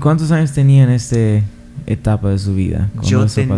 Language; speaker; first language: Spanish; non-native, fluent; English